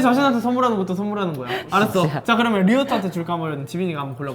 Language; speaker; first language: Korean; native; Korean